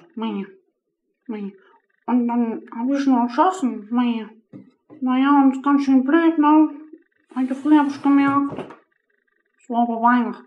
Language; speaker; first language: German; native; German